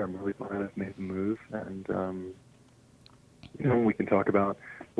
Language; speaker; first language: English; native; English